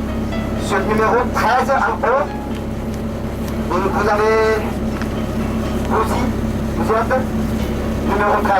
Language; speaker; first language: French; non-native, learner; Vietnamese